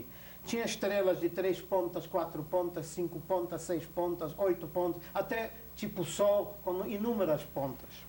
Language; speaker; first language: Portuguese; non-native, fluent; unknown